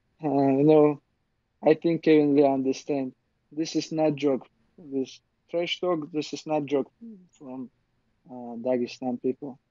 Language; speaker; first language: English; non-native, learner; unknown